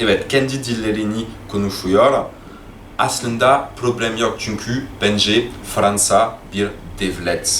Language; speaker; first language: Turkish; non-native, learner; French